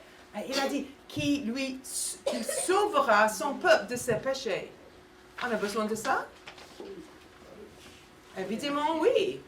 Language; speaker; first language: French; non-native, fluent; English